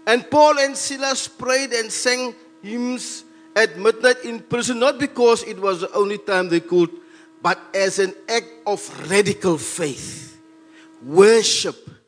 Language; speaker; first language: English; non-native, local second language; Afrikaans